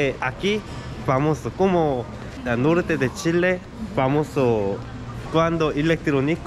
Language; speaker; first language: Spanish; non-native, learner; Korean